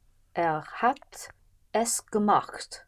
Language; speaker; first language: German; non-native, learner; English